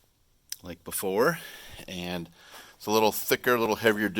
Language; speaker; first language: English; native; English